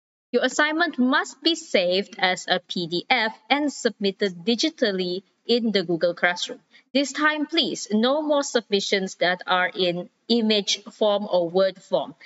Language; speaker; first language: English; non-native, local second language; Malay